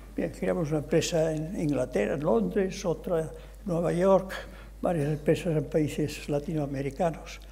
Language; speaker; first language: Spanish; non-native, local second language; Catalan